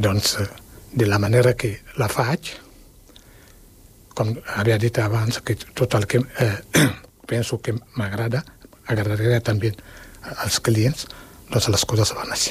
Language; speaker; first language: Catalan; non-native, fluent; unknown